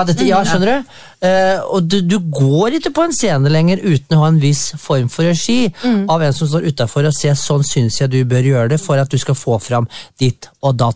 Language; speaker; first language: Norwegian; native; Norwegian